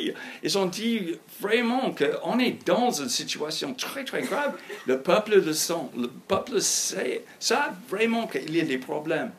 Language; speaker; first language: French; non-native, fluent; English